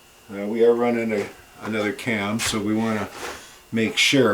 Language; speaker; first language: English; native; English